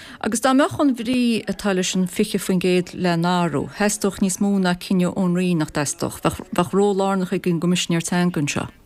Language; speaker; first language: Irish; native; Irish